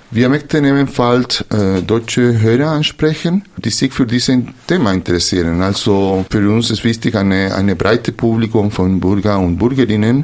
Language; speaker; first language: German; non-native, fluent; Spanish